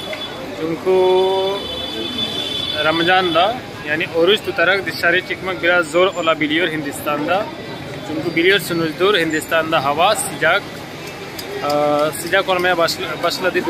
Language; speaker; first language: Turkish; non-native, fluent; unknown